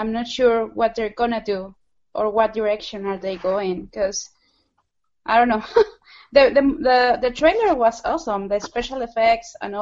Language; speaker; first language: English; non-native, fluent; Spanish